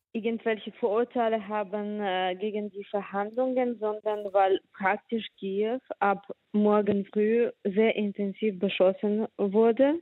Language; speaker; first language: German; non-native, fluent; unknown